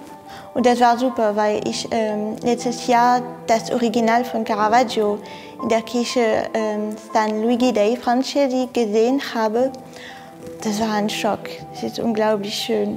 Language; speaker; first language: German; non-native, fluent; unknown